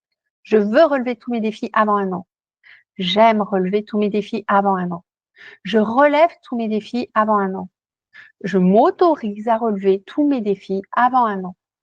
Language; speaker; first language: French; native; French